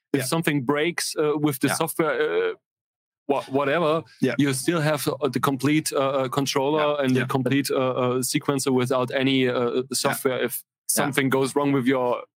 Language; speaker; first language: English; non-native, fluent; German